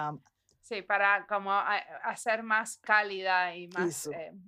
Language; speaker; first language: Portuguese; non-native, learner; Spanish